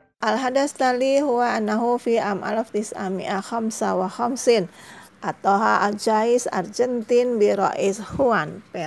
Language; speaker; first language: Arabic; non-native, fluent; Indonesian